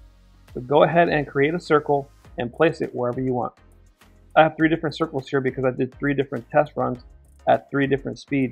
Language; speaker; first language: English; native; English